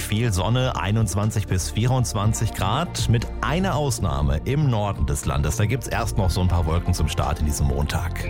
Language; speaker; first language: German; native; German